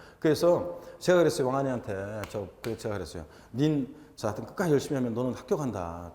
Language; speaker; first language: Korean; native; Korean